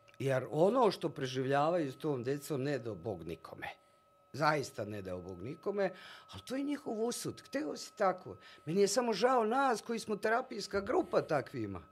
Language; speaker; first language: Bosnian; native; Bosnian